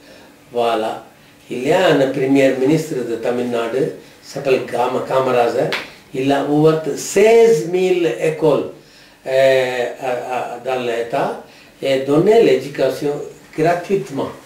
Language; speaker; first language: French; non-native, learner; Tamil